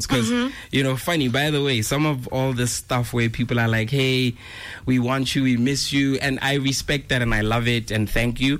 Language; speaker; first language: English; non-native, local second language; Tswana